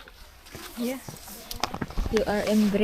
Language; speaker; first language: English; non-native, local second language; Filipino